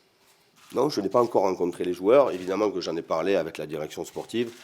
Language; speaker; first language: French; native; French